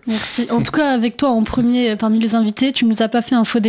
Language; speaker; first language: French; native; French